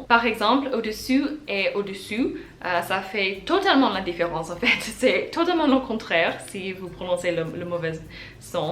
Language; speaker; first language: French; non-native, learner; English